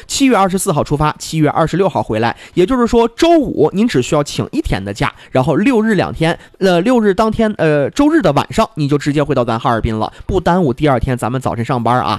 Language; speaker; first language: Chinese; native; Chinese